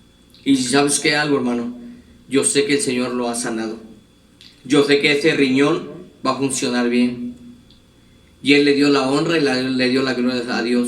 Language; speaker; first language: Spanish; native; Spanish